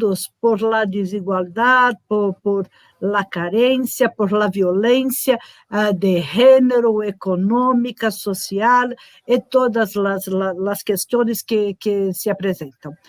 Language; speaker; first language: Spanish; non-native, learner; Portuguese